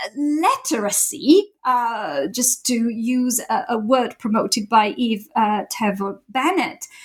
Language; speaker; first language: English; non-native, fluent; Italian